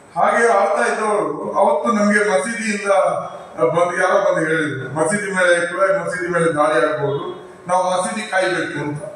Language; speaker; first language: Kannada; non-native, local second language; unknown